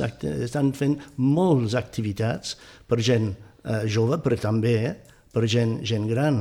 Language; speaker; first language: Catalan; non-native, fluent; English